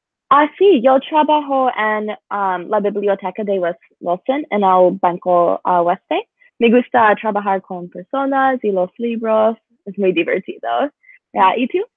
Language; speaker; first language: Spanish; non-native, learner; English